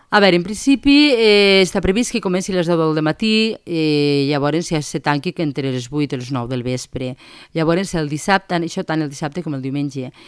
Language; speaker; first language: Catalan; native; Catalan